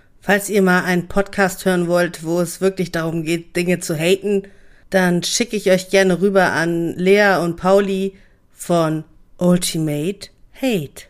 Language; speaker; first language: German; native; German